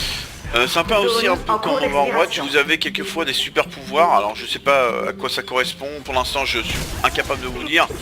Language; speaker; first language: French; native; French